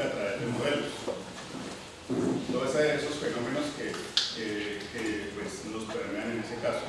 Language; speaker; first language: Spanish; native; Spanish